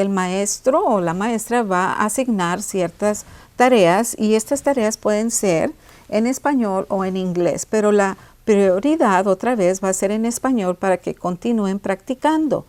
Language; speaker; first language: Spanish; early bilingual, heritage; Spanish